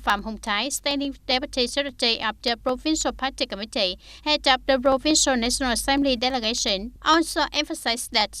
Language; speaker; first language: English; non-native, fluent; Vietnamese